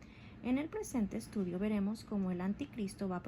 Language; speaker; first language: Spanish; native; Spanish